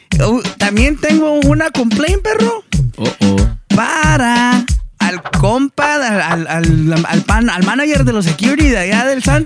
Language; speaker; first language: Spanish; early bilingual, other home language; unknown